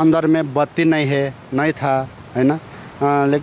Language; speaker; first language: Hindi; non-native, learner; Nepali